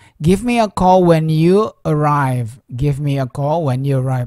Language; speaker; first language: English; non-native, fluent; Indonesian